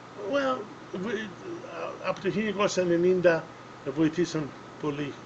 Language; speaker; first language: Greek; early bilingual, other home language; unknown